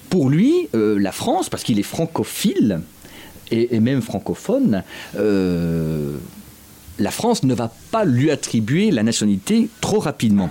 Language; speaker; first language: French; native; French